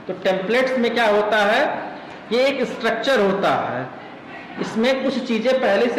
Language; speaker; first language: Hindi; native; Hindi